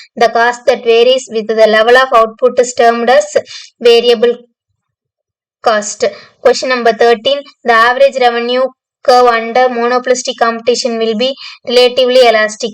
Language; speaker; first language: English; non-native, local second language; Tamil